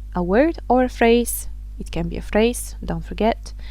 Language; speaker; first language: English; non-native, fluent; Bulgarian